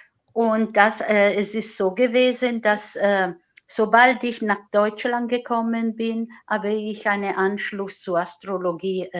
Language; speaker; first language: German; non-native, fluent; Italian